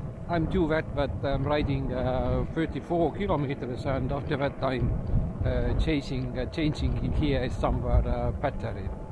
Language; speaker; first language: English; non-native, learner; Estonian